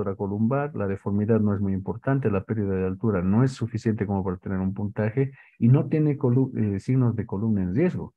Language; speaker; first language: Spanish; native; Spanish